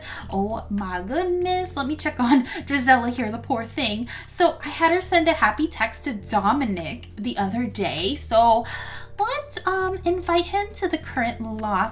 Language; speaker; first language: English; native; English